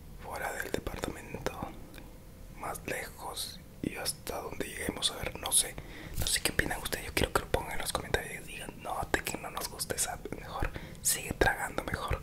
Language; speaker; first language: Spanish; native; Spanish